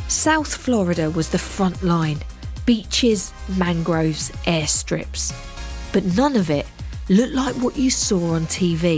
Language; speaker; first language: English; native; English